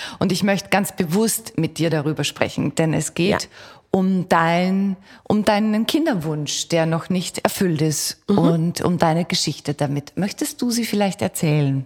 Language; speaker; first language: German; native; German